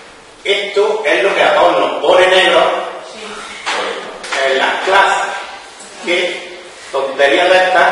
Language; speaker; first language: Spanish; native; Spanish